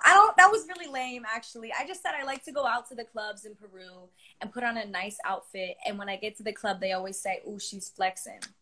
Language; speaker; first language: English; early bilingual, other home language; Spanish